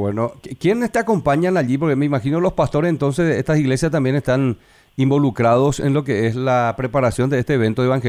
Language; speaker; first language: Spanish; native; Spanish